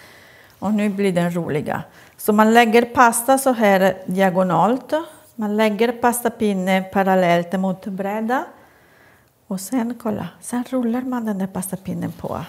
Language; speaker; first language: Swedish; non-native, fluent; Italian